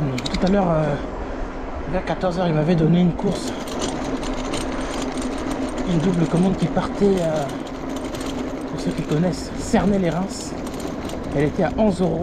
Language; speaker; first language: French; native; French